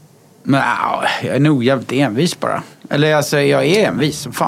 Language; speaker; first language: Swedish; native; Swedish